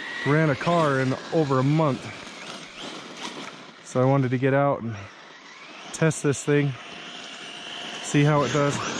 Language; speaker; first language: English; native; English